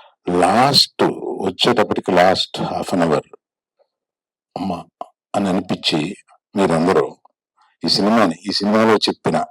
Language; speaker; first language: Telugu; native; Telugu